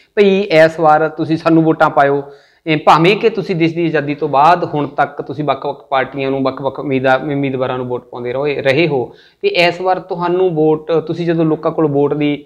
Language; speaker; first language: Punjabi; native; Punjabi